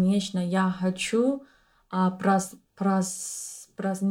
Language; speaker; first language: Russian; non-native, learner; English